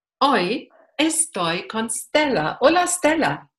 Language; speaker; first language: Spanish; non-native, learner; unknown